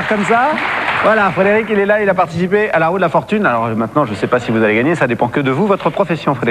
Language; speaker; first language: French; native; French